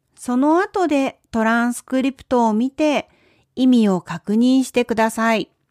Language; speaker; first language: Japanese; native; Japanese